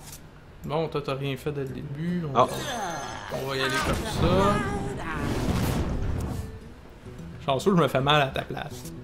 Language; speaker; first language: French; native; French